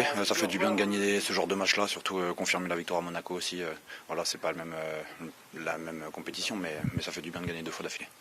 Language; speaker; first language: French; native; French